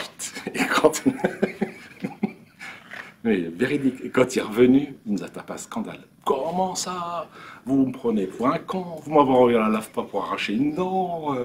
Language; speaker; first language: French; native; French